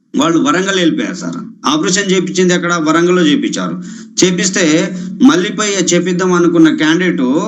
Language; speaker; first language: Telugu; non-native, local second language; Lambadi